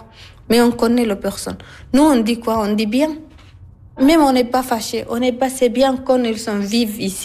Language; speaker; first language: French; non-native, learner; Somali